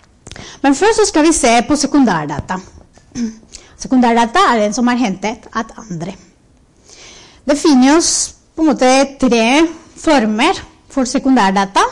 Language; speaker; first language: Norwegian; non-native, fluent; Spanish